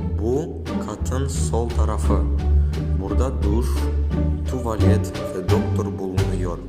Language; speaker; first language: Turkish; non-native, learner; Kazakh